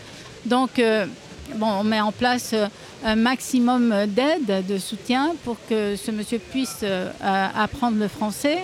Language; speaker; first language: French; native; French